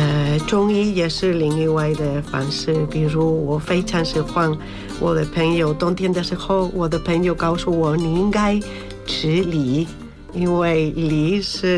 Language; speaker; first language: Chinese; non-native, learner; Spanish